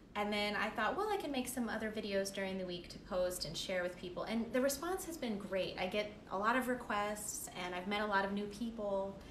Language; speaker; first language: English; native; English